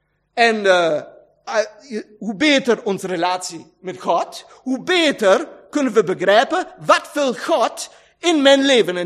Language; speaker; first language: Dutch; non-native, fluent; German